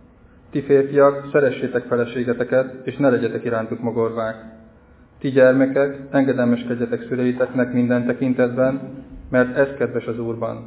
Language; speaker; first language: Hungarian; native; Hungarian